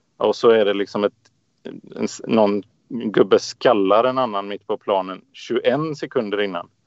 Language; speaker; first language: Swedish; native; Swedish